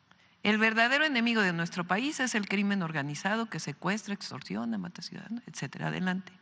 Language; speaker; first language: Spanish; native; Spanish